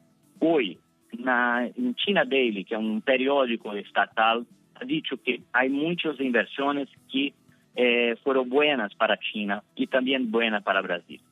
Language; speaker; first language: Spanish; non-native, fluent; Portuguese